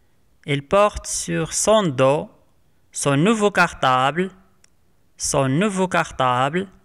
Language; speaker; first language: French; non-native, local second language; Arabic